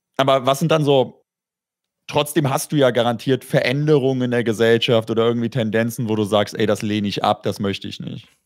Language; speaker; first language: German; native; German